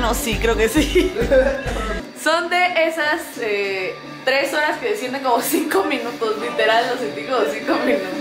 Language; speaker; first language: Spanish; native; Spanish